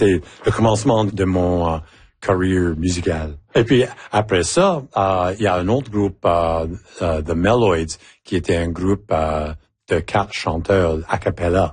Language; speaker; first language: French; non-native, local second language; English